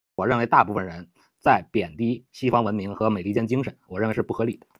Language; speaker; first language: Chinese; native; Chinese